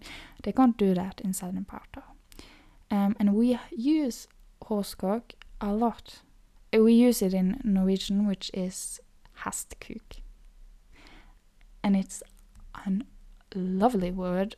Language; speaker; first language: English; non-native, fluent; Norwegian